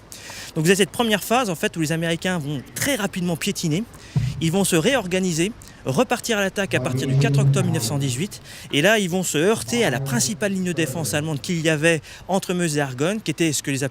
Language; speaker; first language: French; native; French